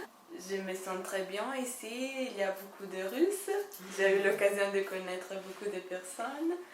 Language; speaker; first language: French; non-native, fluent; Italian